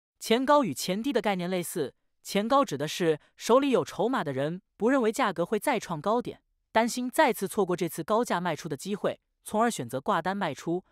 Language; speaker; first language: Chinese; native; Chinese